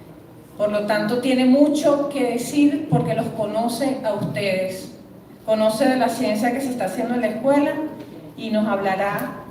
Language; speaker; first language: Spanish; native; Spanish